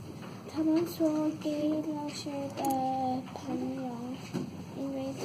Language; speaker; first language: Chinese; non-native, learner; English